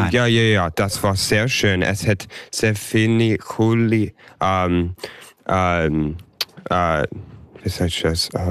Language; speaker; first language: German; early bilingual, heritage; English